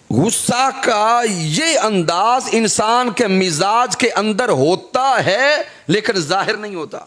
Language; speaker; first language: Urdu; native; Urdu